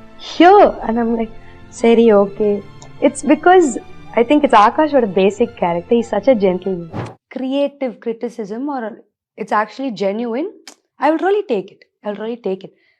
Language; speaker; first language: English; non-native, local second language; Tamil